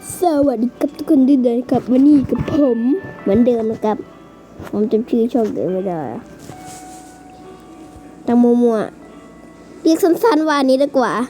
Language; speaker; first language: Thai; native; Thai